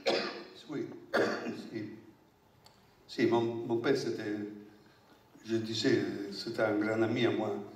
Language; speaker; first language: French; non-native, fluent; Italian